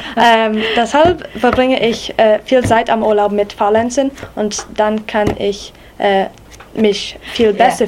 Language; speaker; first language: German; non-native, learner; English